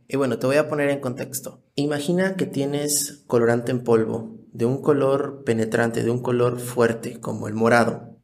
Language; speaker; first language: Spanish; native; Spanish